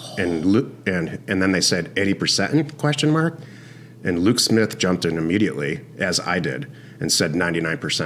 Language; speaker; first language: English; native; English